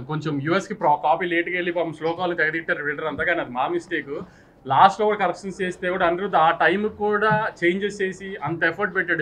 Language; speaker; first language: Telugu; native; Telugu